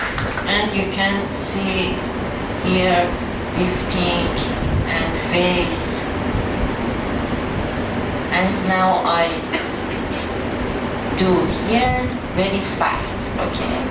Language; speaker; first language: English; non-native, learner; Persian